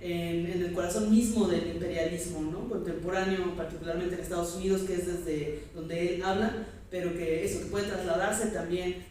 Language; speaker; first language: Spanish; native; Spanish